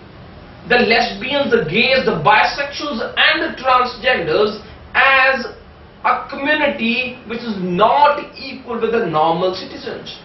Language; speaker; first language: English; non-native, local second language; Hindi